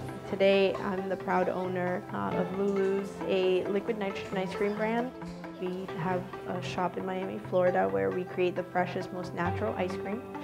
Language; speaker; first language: English; early bilingual, other home language; Spanish